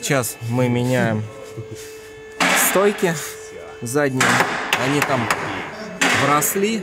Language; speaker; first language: Russian; native; Russian